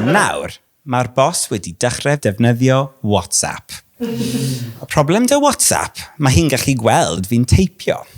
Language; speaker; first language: Welsh; non-native, local second language; English